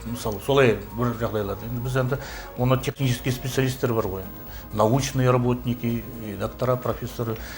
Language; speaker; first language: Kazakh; native; Kazakh